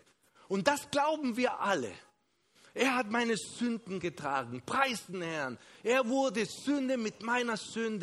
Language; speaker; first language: German; non-native, fluent; Spanish